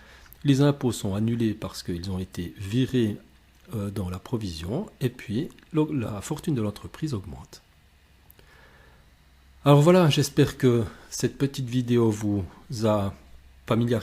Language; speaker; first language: French; native; French